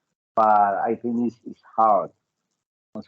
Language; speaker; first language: English; non-native, learner; Spanish